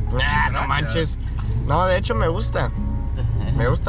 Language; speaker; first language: Spanish; non-native, fluent; English